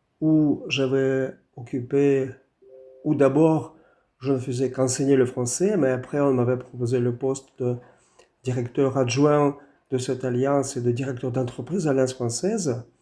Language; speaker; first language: French; non-native, fluent; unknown